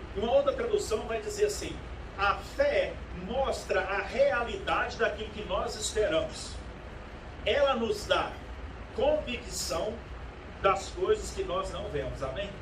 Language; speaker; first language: Portuguese; native; Portuguese